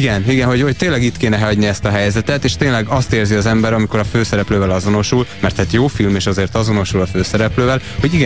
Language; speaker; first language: Hungarian; native; Hungarian